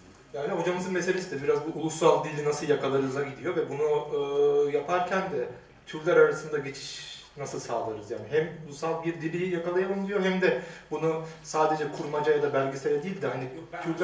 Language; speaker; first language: Turkish; native; Turkish